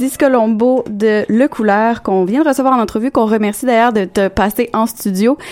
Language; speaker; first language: French; native; French